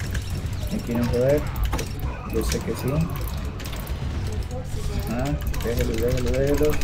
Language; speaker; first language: Spanish; native; Spanish